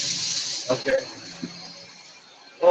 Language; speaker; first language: English; native; English